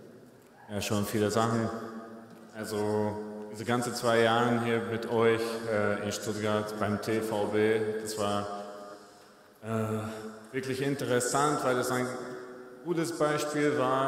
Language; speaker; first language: German; non-native, fluent; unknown